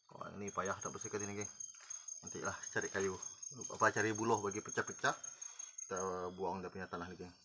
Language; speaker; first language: Malay; non-native, local second language; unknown